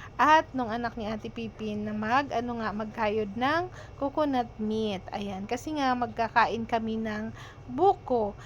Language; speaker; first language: Filipino; non-native, local second language; Bikol